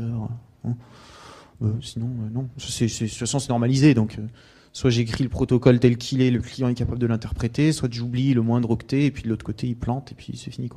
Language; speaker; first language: French; native; French